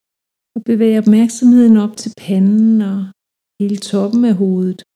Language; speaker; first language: Danish; native; Danish